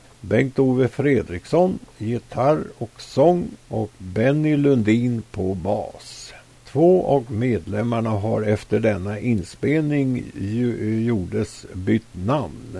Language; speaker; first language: Swedish; native; Swedish